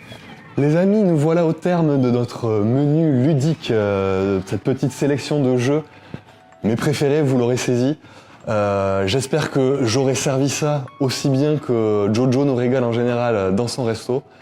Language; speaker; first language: French; native; French